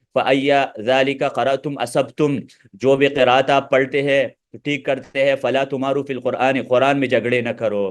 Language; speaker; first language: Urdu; non-native, local second language; Pashto